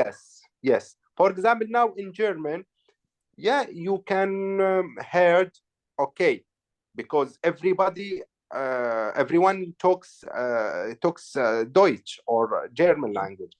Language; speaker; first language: English; non-native, learner; Arabic